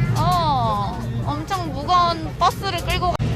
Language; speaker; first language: Korean; native; Korean